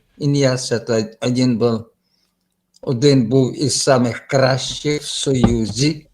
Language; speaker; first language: Ukrainian; native; Ukrainian